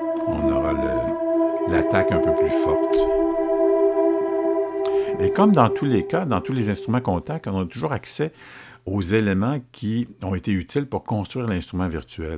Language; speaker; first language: French; native; French